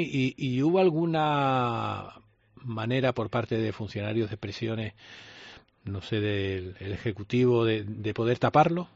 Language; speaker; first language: Spanish; native; Spanish